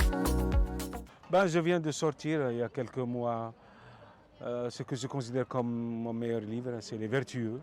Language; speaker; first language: French; non-native, local second language; Arabic